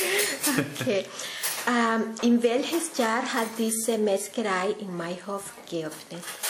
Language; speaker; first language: German; non-native, learner; Spanish